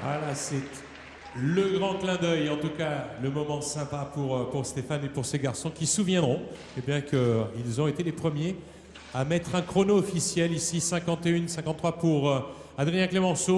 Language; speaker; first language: French; native; French